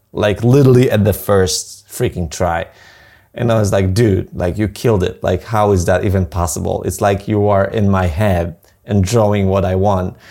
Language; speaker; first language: English; non-native, fluent; Polish